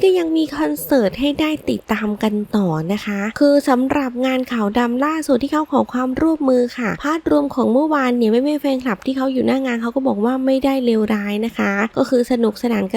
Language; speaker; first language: Thai; native; Thai